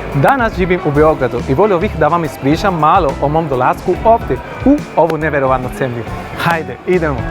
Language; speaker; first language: Bosnian; non-native, fluent; Spanish